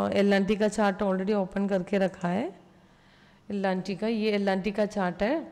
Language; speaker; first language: Hindi; non-native, local second language; Malayalam